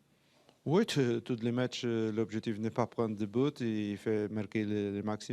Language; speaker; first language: French; non-native, fluent; Portuguese